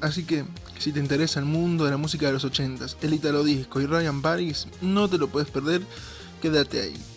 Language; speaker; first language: Spanish; native; Spanish